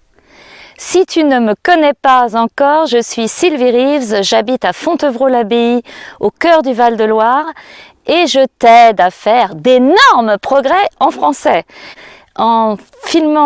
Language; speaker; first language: French; native; French